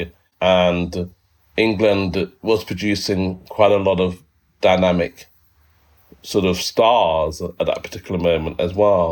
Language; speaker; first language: English; native; English